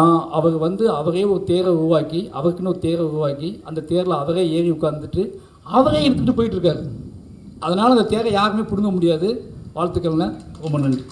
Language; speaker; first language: Tamil; native; Tamil